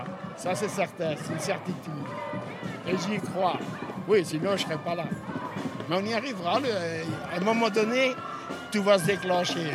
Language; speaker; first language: French; early bilingual, other home language; Spanish